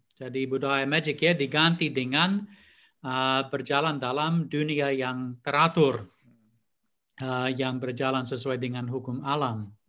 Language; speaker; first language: Indonesian; non-native, fluent; English